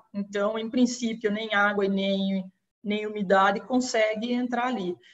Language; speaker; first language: Portuguese; native; Portuguese